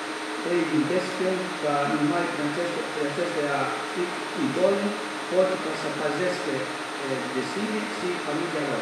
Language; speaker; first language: Romanian; non-native, learner; Greek